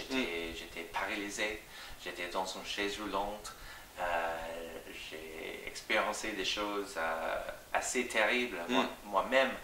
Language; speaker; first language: French; non-native, fluent; English